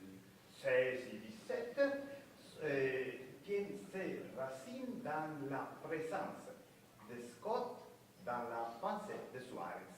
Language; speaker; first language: French; non-native, fluent; Spanish